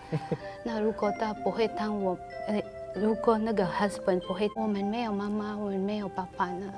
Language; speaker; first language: Chinese; non-native, learner; Filipino